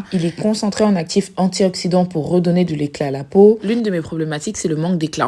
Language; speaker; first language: French; native; French